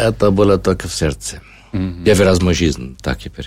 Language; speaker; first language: Russian; non-native, learner; German